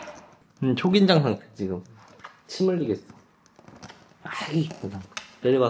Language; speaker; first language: Korean; native; Korean